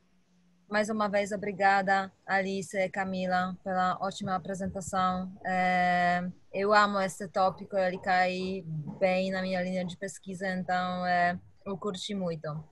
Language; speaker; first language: Portuguese; non-native, fluent; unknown